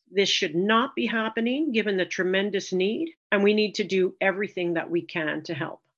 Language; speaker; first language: English; native; English